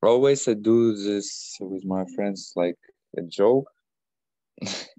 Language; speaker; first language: English; non-native, learner; Ukrainian